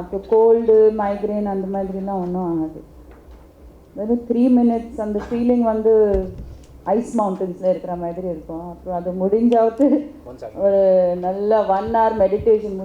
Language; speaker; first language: Tamil; non-native, local second language; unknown